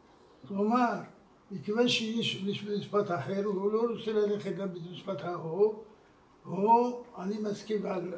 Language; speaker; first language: Hebrew; non-native, fluent; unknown